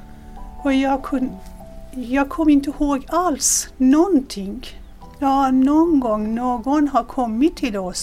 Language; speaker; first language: Swedish; non-native, fluent; Persian